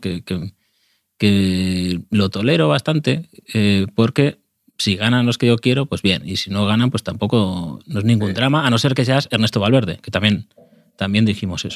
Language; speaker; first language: Spanish; native; Spanish